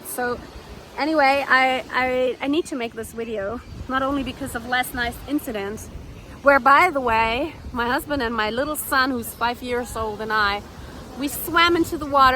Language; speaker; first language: English; non-native, fluent; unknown